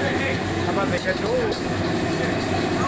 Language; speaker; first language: English; non-native, learner; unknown